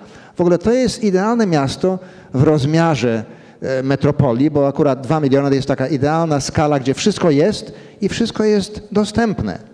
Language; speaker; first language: Polish; early bilingual, heritage; Polish